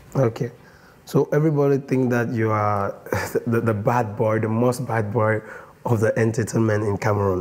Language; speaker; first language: English; non-native, local second language; French